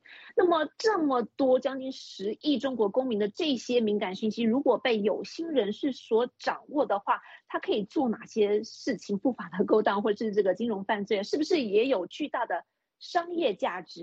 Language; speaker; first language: Chinese; native; Chinese